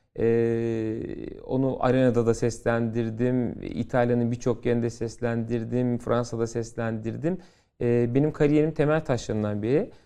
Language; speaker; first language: Turkish; native; Turkish